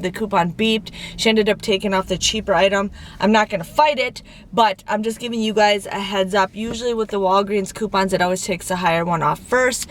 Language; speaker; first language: English; native; English